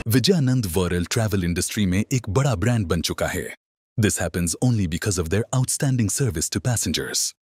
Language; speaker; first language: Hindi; non-native, local second language; Marathi